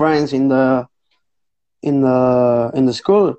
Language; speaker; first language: English; non-native, fluent; Spanish